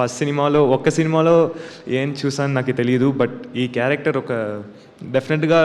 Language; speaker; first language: Telugu; non-native, learner; Tamil